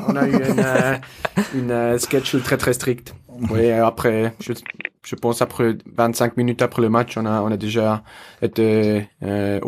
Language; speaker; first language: French; non-native, learner; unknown